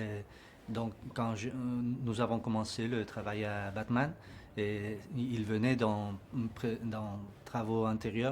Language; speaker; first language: French; non-native, learner; Spanish